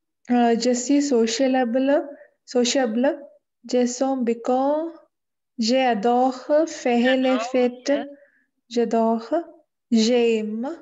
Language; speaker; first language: French; non-native, learner; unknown